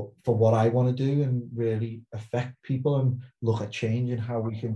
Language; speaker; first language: English; native; English